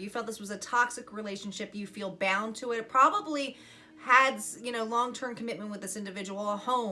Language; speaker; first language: English; native; English